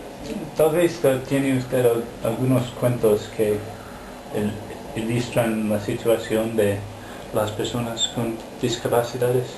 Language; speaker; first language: Spanish; non-native, fluent; English